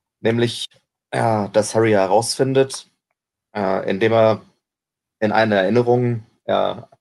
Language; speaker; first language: German; native; German